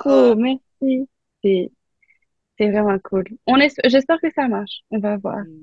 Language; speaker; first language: French; non-native, local second language; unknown